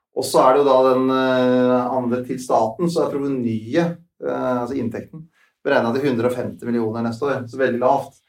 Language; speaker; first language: Norwegian; native; Norwegian